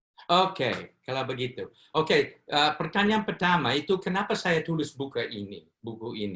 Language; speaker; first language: Indonesian; non-native, fluent; English